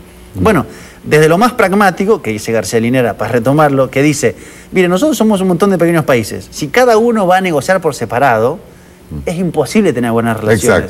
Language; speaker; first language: Spanish; native; Spanish